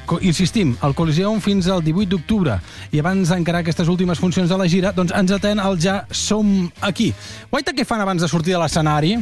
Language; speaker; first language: Catalan; native; Catalan